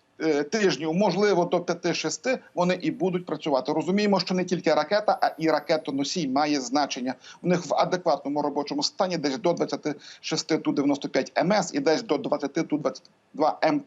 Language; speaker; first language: Ukrainian; native; Ukrainian